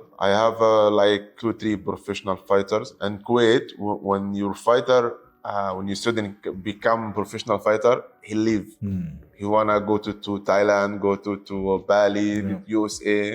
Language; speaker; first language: English; non-native, learner; Arabic